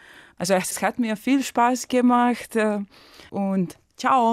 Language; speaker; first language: German; non-native, fluent; Serbian